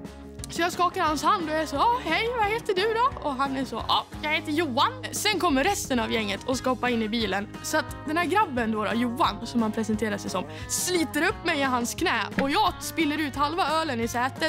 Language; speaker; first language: Swedish; native; Swedish